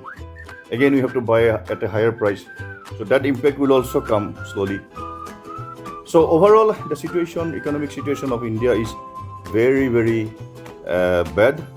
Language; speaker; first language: English; non-native, local second language; Assamese